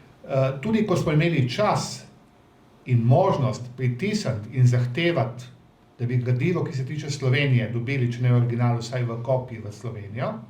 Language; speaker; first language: Slovenian; native; Slovenian